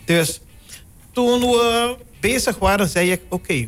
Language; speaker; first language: Dutch; non-native, local second language; Papiamento